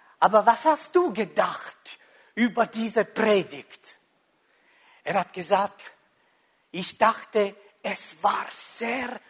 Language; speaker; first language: German; non-native, local second language; Italian